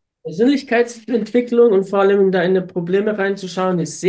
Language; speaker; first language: German; non-native, fluent; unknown